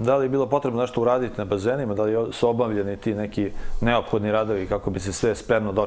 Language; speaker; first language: Serbian; native; Serbian